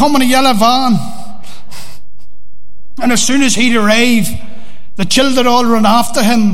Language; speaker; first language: English; native; English